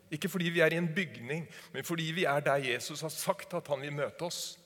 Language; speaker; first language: Norwegian; native; Norwegian